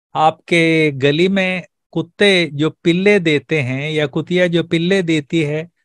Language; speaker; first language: Hindi; native; Hindi